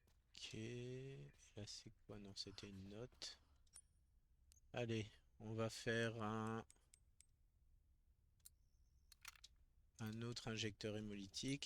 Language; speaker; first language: French; native; French